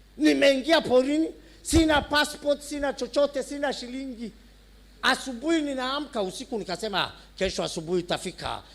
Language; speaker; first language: Swahili; non-native, fluent; Somali